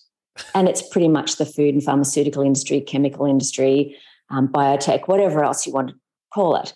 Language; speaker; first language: English; native; English